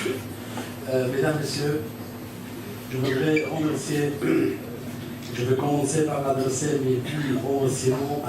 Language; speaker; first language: French; non-native, fluent; Arabic